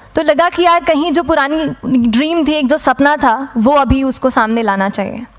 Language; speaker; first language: Hindi; native; Hindi